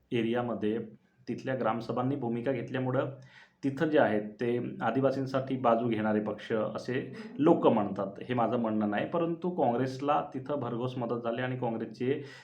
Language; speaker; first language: Marathi; non-native, local second language; Bhili